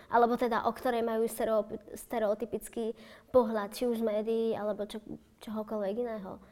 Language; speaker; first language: Slovak; native; Slovak